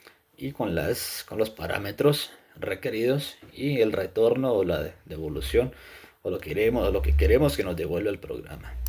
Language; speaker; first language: Spanish; native; Spanish